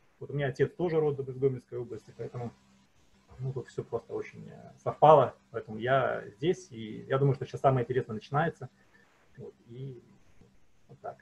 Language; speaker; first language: Russian; native; Russian